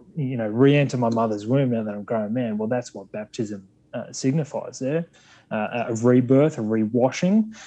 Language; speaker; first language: English; native; English